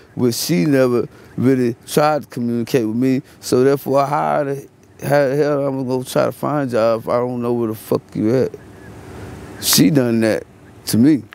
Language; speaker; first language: English; native; English